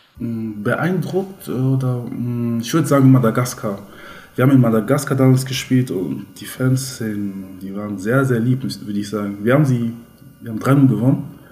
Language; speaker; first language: German; early bilingual, other home language; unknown